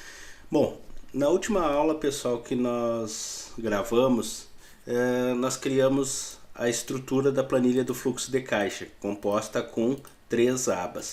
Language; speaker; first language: Portuguese; native; Portuguese